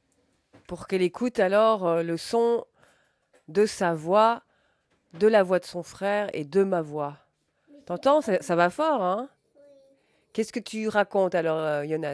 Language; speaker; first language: French; native; French